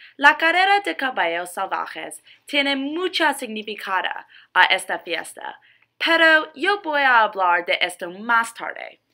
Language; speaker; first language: Spanish; non-native, learner; English